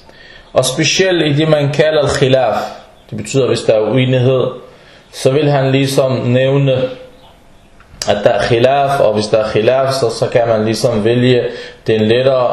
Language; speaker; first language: Danish; non-native, fluent; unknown